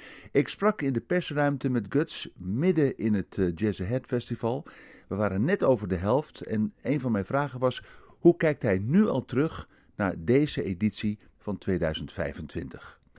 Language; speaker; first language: Dutch; native; Dutch